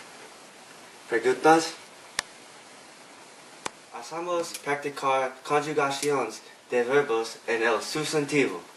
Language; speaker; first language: Spanish; non-native, learner; English